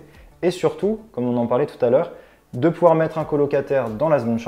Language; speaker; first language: French; native; French